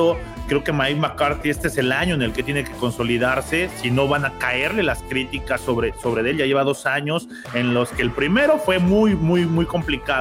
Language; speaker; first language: Spanish; native; Spanish